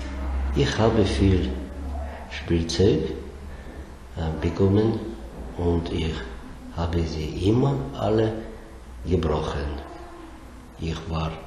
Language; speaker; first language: German; non-native, learner; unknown